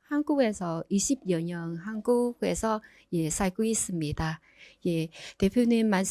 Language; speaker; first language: Korean; non-native, learner; Vietnamese